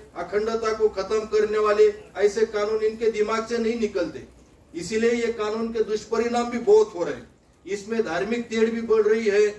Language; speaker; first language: Hindi; non-native, local second language; Marathi